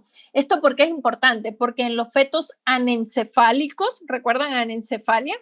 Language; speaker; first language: Spanish; native; Spanish